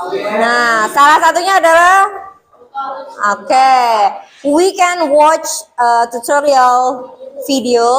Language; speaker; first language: Indonesian; native; Indonesian